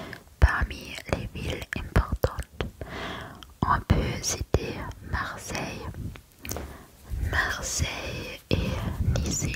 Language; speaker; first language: French; non-native, learner; German